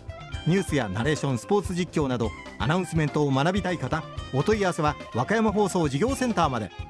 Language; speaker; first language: Japanese; native; Japanese